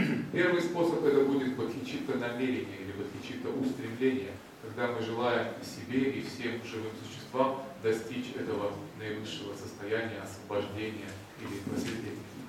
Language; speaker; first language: Russian; native; Russian